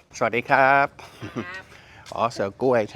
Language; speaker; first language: Thai; non-native, learner; English